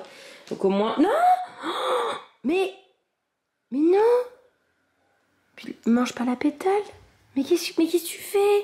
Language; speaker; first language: French; native; French